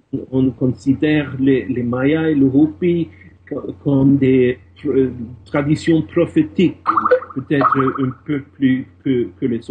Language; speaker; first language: French; non-native, fluent; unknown